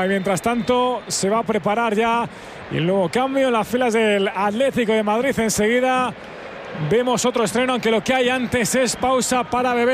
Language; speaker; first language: Spanish; native; Spanish